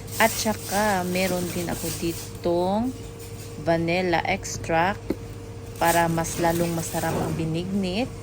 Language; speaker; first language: Filipino; non-native, local second language; Cebuano